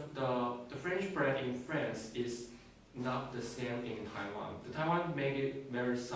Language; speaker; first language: English; non-native, learner; Chinese